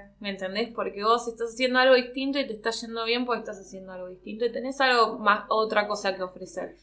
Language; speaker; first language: Spanish; native; Spanish